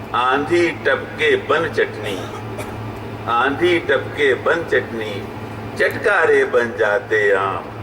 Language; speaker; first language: Hindi; native; Hindi